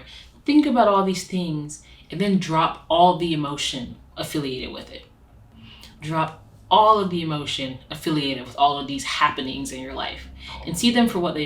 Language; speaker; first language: English; native; English